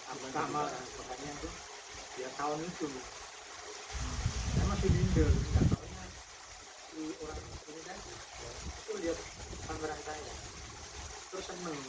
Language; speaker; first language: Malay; non-native, local second language; Javanese